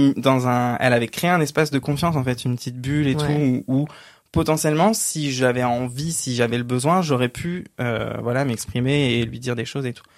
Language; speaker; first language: French; native; French